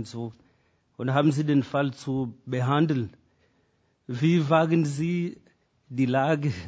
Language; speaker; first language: German; non-native, fluent; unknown